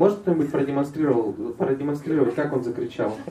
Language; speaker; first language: Russian; native; Russian